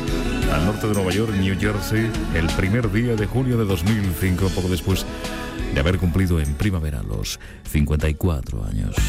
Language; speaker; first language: Spanish; native; Spanish